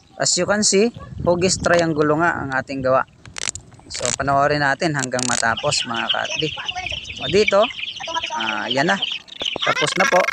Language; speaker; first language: Filipino; non-native, local second language; Cebuano